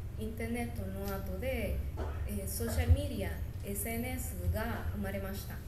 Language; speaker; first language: Japanese; non-native, learner; Spanish